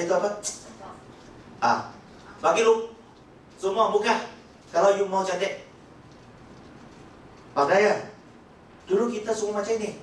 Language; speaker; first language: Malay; non-native, local second language; Chinese